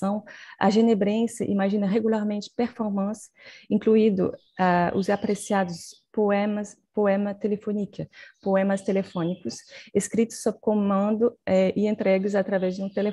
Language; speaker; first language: Portuguese; non-native, fluent; French